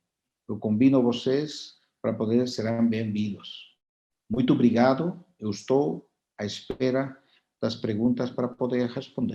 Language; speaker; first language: Portuguese; non-native, fluent; Spanish